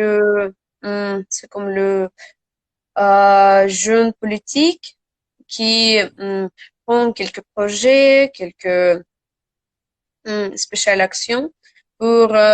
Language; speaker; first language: French; non-native, learner; Russian